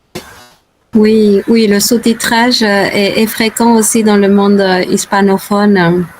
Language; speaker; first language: French; non-native, fluent; Spanish